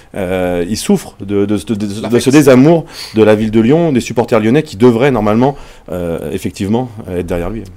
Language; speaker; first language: French; native; French